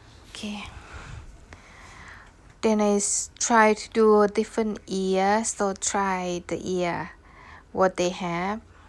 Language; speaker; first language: English; non-native, learner; Thai